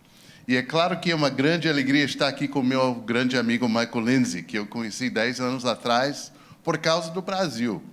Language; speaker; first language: Portuguese; non-native, fluent; English